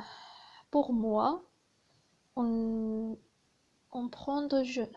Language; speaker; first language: French; non-native, learner; Arabic